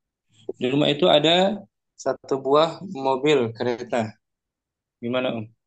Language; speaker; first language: Indonesian; native; Indonesian